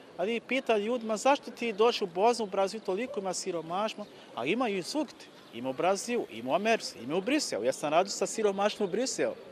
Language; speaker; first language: Bosnian; non-native, learner; Portuguese